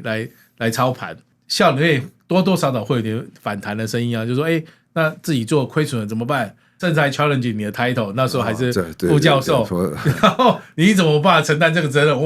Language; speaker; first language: Chinese; native; Chinese